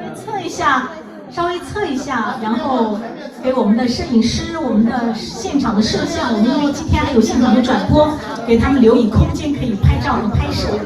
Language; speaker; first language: Chinese; native; Chinese